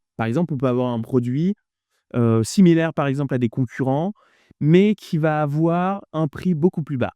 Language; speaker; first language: French; native; French